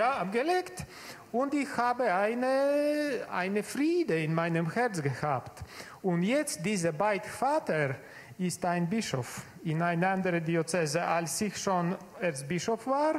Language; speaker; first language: German; non-native, learner; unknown